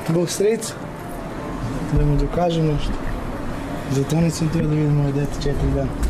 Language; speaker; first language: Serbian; non-native, local second language; Romany